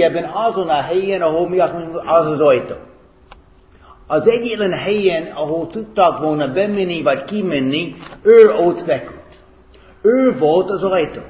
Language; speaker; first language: Hungarian; non-native, fluent; English